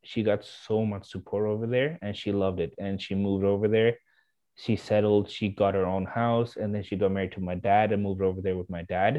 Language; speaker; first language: English; non-native, fluent; Swedish